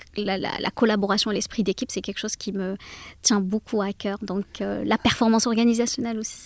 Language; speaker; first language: French; native; French